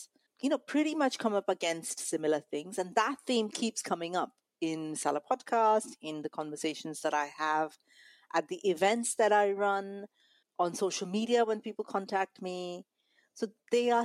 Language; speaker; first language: English; non-native, local second language; Malayalam